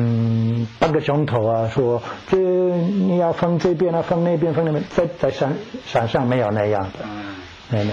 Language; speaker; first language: Chinese; non-native, learner; English